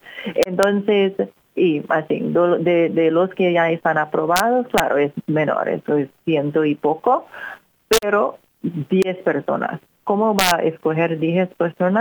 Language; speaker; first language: Spanish; non-native, fluent; English